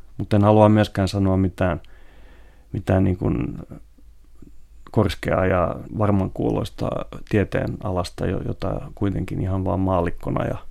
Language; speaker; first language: Finnish; non-native, local second language; Swedish